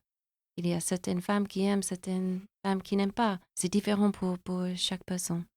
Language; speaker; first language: French; non-native, fluent; English